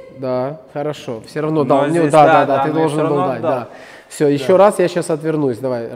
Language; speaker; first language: Russian; native; Russian